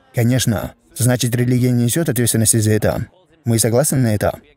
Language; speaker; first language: Russian; non-native, fluent; Danish